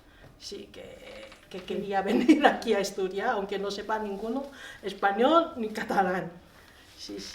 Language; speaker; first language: Spanish; non-native, learner; Chinese